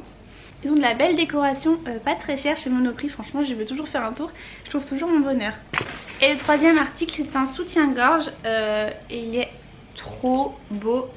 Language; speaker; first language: French; native; French